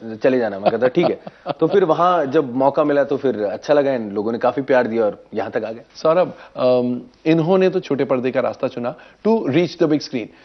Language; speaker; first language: Hindi; native; Hindi